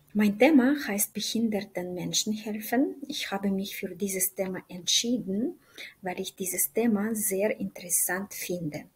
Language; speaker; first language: German; non-native, fluent; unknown